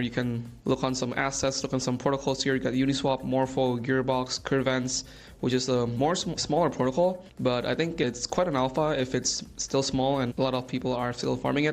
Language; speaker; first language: English; non-native, fluent; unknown